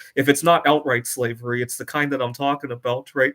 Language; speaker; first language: English; native; English